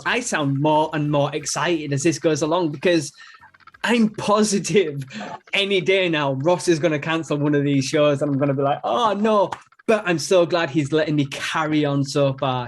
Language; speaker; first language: English; native; English